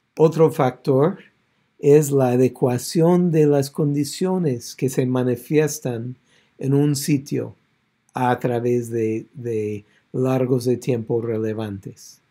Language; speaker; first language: Spanish; non-native, fluent; English